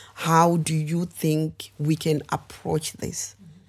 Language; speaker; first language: English; non-native, local second language; Shona